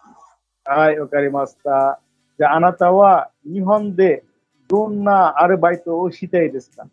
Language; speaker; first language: Japanese; non-native, fluent; Bangla